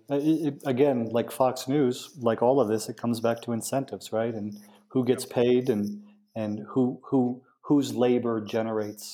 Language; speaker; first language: English; native; English